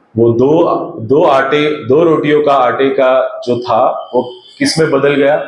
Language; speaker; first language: Hindi; non-native, local second language; Marathi